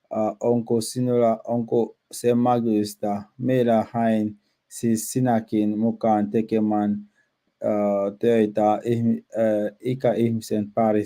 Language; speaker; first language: Finnish; non-native, learner; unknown